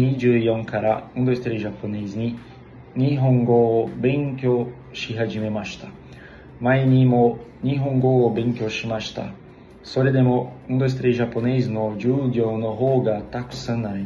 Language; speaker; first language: Japanese; non-native, learner; Portuguese